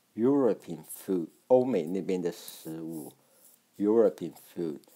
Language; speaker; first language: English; non-native, fluent; Chinese